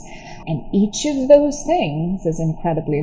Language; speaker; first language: English; non-native, local second language; Tamil